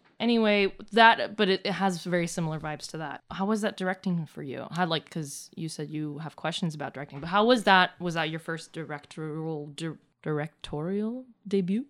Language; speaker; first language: English; early bilingual, other home language; Russian